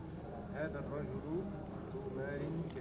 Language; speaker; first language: Arabic; non-native, learner; French